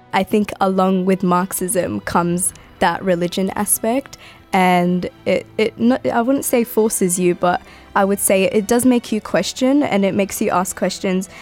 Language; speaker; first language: English; early bilingual, other home language; Arabic